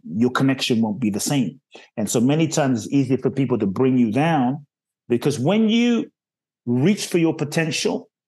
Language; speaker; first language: English; native; English